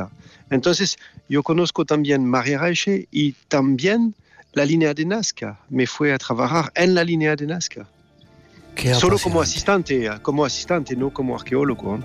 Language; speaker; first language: Spanish; non-native, fluent; French